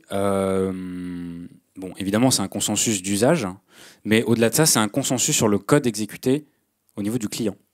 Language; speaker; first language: French; native; French